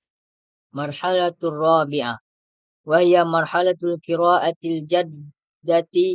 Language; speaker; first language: Arabic; non-native, learner; Indonesian